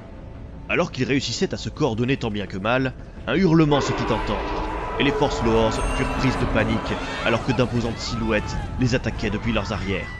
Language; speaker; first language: French; native; French